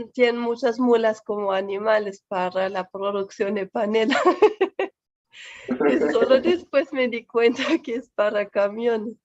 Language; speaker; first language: Spanish; non-native, fluent; German